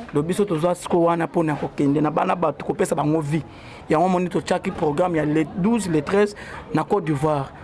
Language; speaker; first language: Lingala; native; Lingala